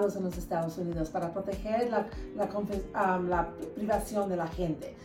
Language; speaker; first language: Spanish; early bilingual, heritage; Spanish